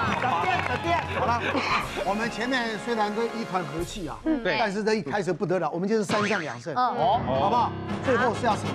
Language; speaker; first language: Chinese; native; Chinese